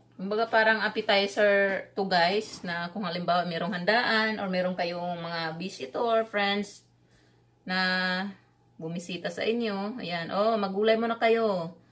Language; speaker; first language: Filipino; non-native, local second language; Cebuano